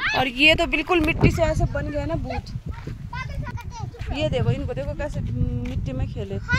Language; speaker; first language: Hindi; non-native, local second language; Garhwali